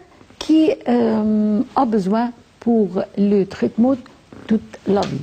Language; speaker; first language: French; non-native, fluent; Arabic